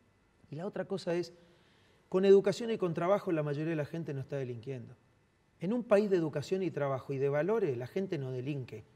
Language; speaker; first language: Spanish; native; Spanish